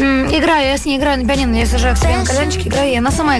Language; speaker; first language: Russian; native; Russian